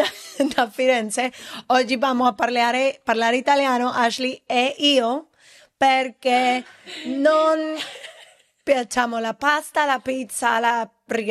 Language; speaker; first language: Italian; non-native, learner; Spanish